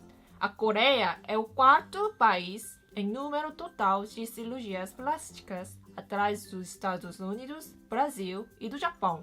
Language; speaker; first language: Portuguese; non-native, fluent; Korean